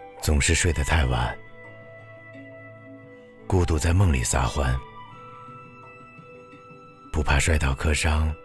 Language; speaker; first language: Chinese; native; Chinese